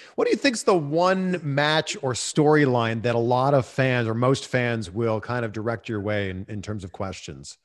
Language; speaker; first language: English; native; English